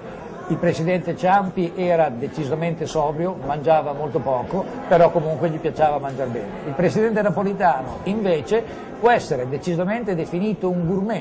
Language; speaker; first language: Italian; native; Italian